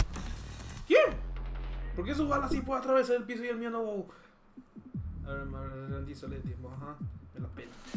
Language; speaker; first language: Spanish; native; Spanish